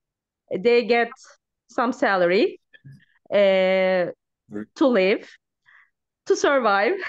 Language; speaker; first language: English; non-native, learner; Turkish